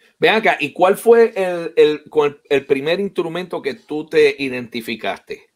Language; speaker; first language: Spanish; native; Spanish